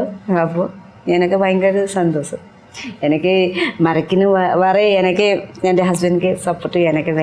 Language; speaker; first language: Malayalam; non-native, learner; Nepali